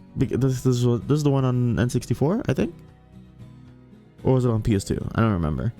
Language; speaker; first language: English; native; English